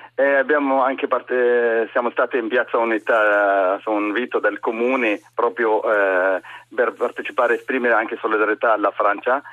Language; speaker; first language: Italian; non-native, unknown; Arabic